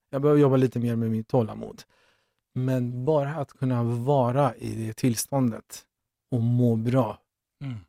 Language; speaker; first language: Swedish; early bilingual, other home language; Persian